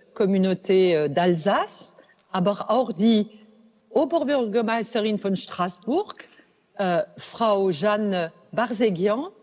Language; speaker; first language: German; non-native, learner; French